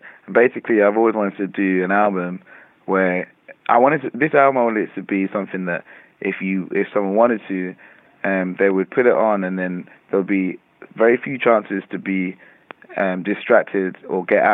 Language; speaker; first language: English; native; English